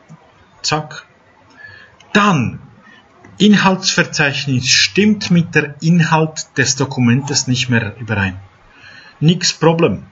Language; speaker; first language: German; non-native, fluent; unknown